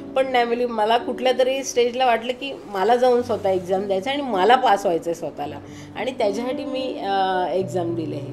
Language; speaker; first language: Marathi; non-native, local second language; Kannada